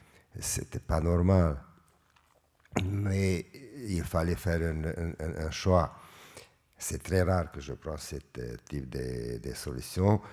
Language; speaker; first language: French; non-native, fluent; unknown